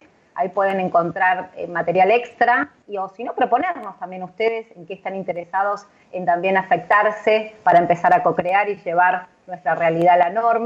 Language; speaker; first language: Spanish; native; Spanish